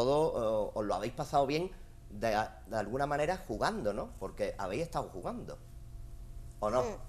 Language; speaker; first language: Spanish; native; Spanish